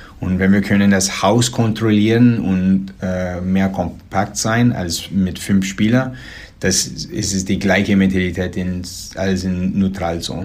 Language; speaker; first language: German; non-native, learner; English